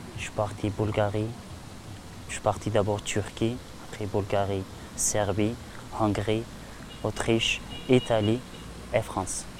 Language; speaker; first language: French; non-native, learner; Persian